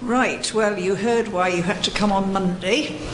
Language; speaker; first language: English; native; English